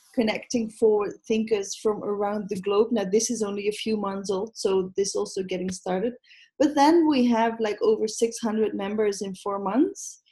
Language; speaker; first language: English; non-native, fluent; Dutch